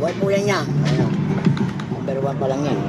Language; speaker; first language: Filipino; native; Filipino